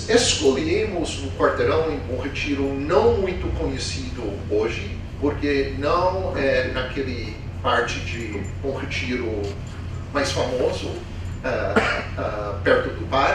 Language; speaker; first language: Portuguese; non-native, fluent; English